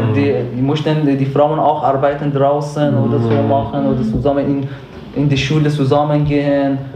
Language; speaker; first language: German; non-native, learner; Persian